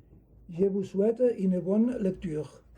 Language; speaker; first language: French; non-native, learner; Catalan